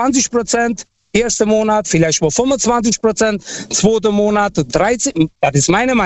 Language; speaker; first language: German; non-native, fluent; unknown